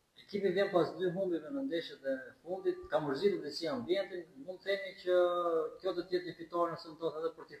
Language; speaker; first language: Albanian; native; Albanian